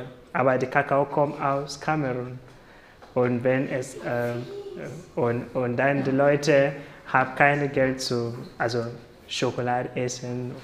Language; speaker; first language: German; non-native, learner; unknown